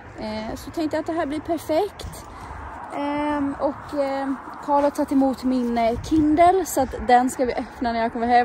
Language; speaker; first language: Swedish; native; Swedish